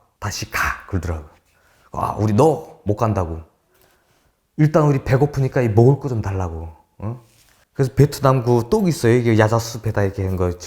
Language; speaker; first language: Korean; native; Korean